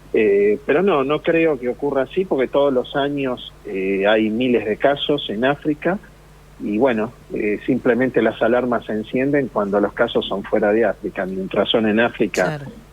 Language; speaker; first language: Spanish; native; Spanish